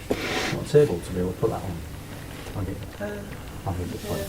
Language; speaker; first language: English; native; English